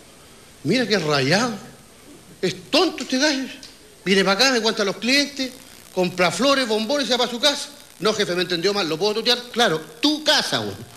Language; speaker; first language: Spanish; native; Spanish